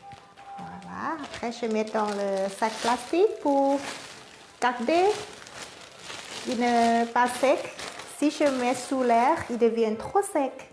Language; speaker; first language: French; non-native, learner; Thai